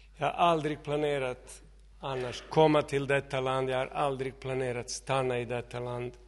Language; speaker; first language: Swedish; non-native, fluent; Serbian